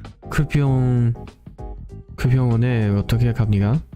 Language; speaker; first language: Korean; non-native, learner; English